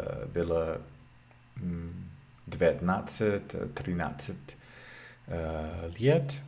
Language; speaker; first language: Russian; non-native, learner; English